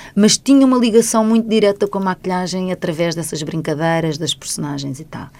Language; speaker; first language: Portuguese; native; Portuguese